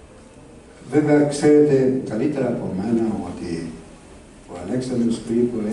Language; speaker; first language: Greek; non-native, fluent; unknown